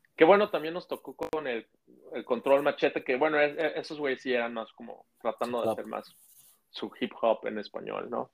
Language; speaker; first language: Spanish; native; Spanish